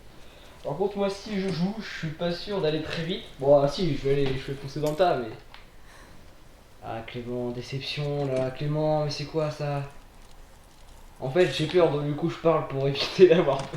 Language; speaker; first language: French; native; French